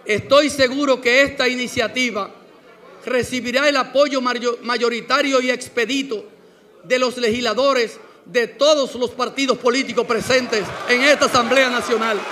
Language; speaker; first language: Spanish; native; Spanish